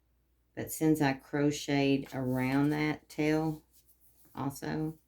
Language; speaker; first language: English; native; English